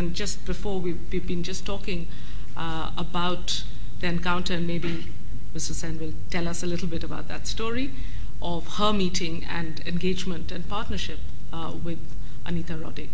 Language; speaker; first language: English; non-native, local second language; Bangla